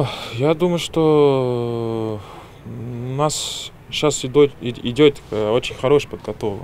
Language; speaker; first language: Russian; non-native, fluent; Portuguese